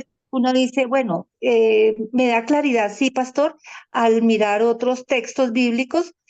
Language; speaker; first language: Spanish; native; Spanish